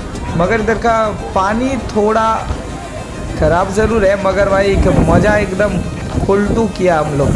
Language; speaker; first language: Hindi; non-native, local second language; Bangla